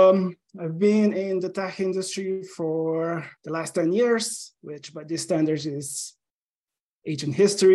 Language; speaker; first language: English; non-native, fluent; Slovenian